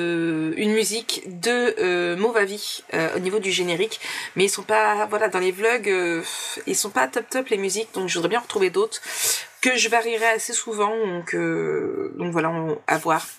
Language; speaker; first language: French; native; French